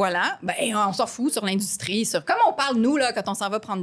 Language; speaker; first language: French; native; French